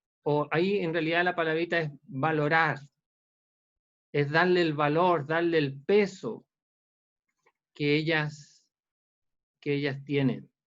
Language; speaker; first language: Spanish; native; Spanish